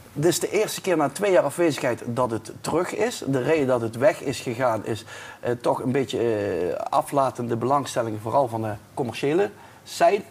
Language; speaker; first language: Dutch; native; Dutch